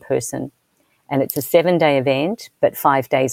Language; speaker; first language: English; native; English